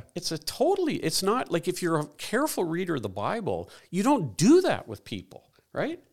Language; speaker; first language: English; native; English